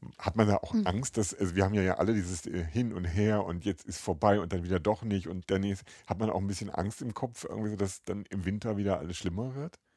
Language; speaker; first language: German; native; German